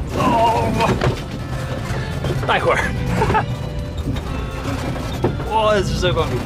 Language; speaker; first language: Chinese; early bilingual, heritage; Chinese